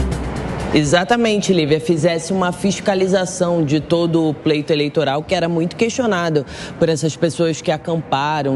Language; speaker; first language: Portuguese; native; Portuguese